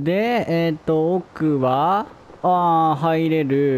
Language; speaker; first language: Japanese; native; Japanese